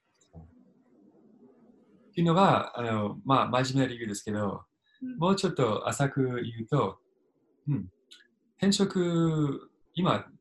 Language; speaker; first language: Japanese; non-native, fluent; English